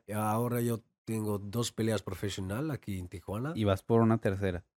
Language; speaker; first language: Spanish; non-native, fluent; Dutch